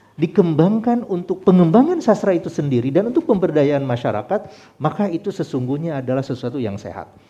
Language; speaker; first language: Indonesian; non-native, local second language; Sundanese